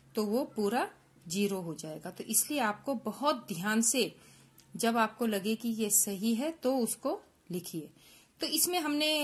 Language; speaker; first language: Hindi; native; Hindi